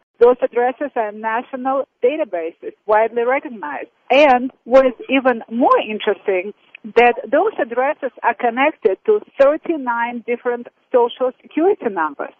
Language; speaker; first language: English; non-native, fluent; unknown